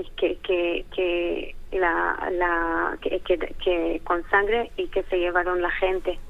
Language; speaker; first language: Spanish; early bilingual, heritage; Hebrew